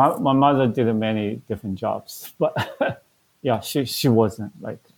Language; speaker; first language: English; non-native, fluent; Chinese